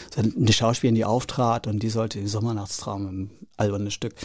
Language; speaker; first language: German; native; German